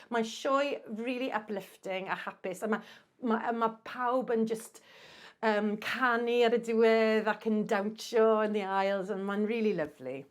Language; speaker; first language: Welsh; non-native, local second language; English